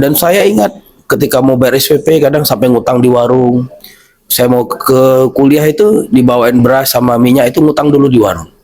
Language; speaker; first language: Indonesian; native; Indonesian